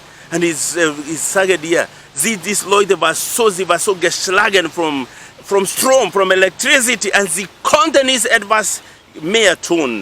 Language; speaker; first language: German; non-native, learner; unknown